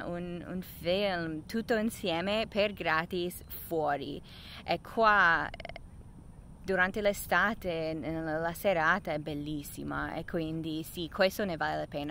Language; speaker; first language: Italian; non-native, fluent; English